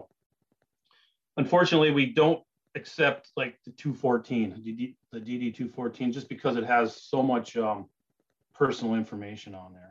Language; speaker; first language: English; native; English